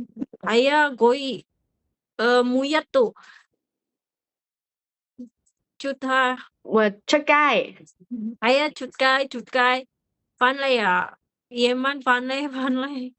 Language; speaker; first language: Cantonese; non-native, learner; Indonesian